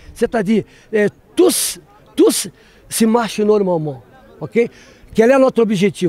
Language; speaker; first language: French; non-native, learner; Portuguese